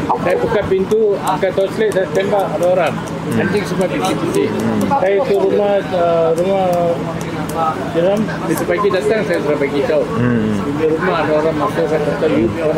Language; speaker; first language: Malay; non-native, local second language; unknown